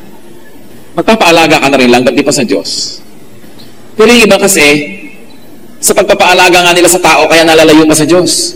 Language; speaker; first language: Filipino; native; Filipino